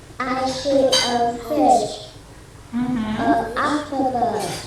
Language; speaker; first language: English; non-native, learner; Vietnamese